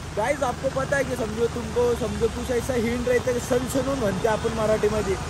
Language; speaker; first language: Hindi; non-native, local second language; Marathi